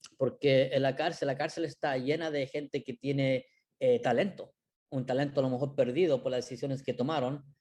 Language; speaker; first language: Spanish; early bilingual, heritage; Spanish